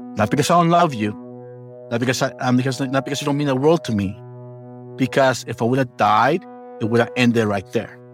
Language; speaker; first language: English; early bilingual, other home language; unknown